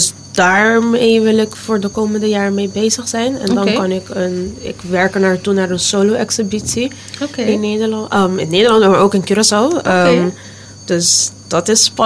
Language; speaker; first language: Dutch; non-native, local second language; Papiamento